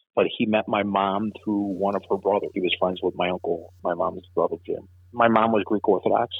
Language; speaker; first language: English; native; English